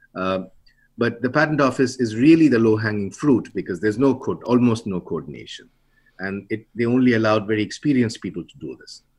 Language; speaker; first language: English; non-native, local second language; Bangla